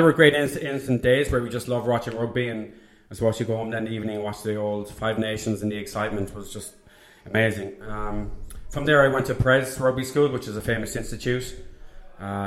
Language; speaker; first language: English; native; English